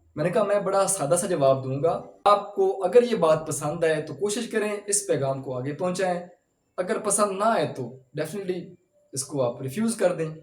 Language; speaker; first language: Urdu; non-native, local second language; Punjabi